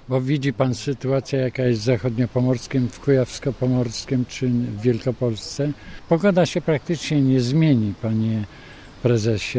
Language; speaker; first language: Polish; native; Polish